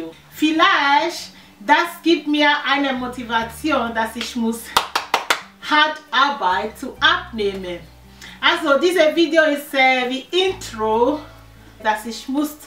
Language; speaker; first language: German; non-native, learner; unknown